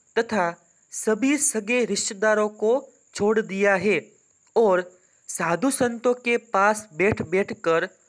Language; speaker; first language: Hindi; non-native, local second language; Gujarati